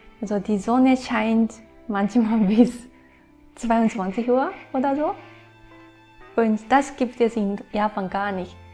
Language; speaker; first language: German; non-native, fluent; Japanese